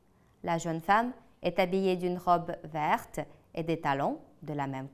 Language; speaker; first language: French; non-native, fluent; Ukrainian